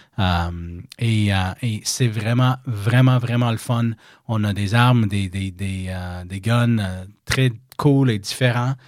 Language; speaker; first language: French; native; French